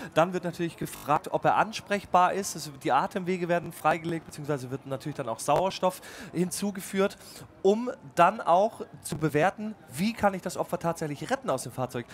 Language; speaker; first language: German; native; German